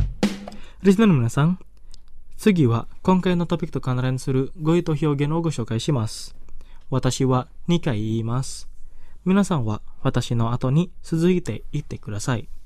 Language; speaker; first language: Japanese; non-native, fluent; Indonesian